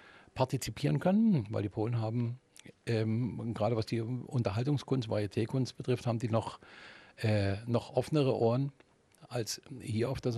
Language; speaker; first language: German; native; German